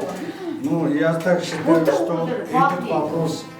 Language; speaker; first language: Russian; non-native, fluent; Mongolian